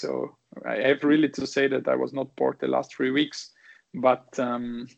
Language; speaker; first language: English; non-native, fluent; German